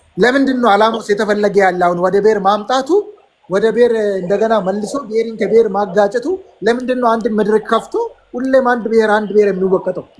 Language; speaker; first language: Amharic; non-native, local second language; Oromo